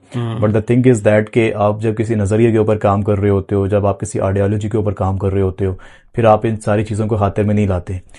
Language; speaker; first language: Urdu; non-native, local second language; Punjabi